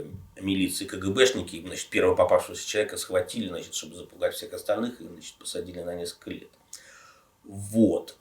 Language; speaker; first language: Russian; native; Russian